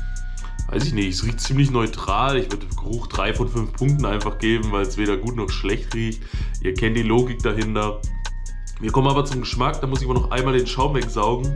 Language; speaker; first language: German; native; German